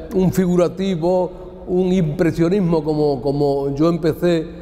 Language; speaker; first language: Spanish; native; Spanish